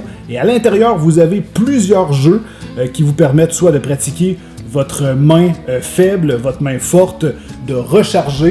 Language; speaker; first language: French; native; French